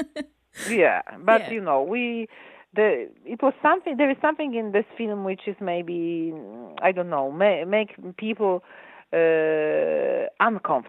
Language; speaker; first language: English; non-native, fluent; Polish